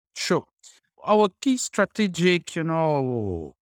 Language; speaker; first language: English; non-native, fluent; Dutch